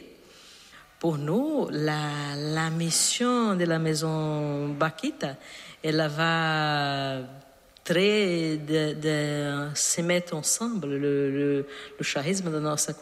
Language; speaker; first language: French; non-native, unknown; Portuguese